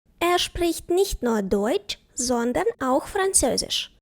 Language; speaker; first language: German; non-native, fluent; Ukrainian